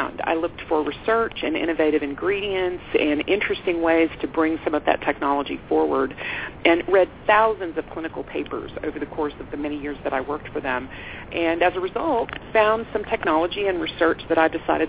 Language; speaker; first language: English; native; English